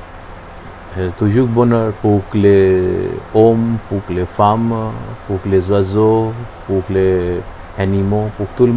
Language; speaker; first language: French; non-native, learner; Hindi